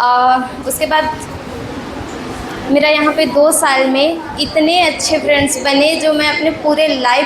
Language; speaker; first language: Hindi; native; Hindi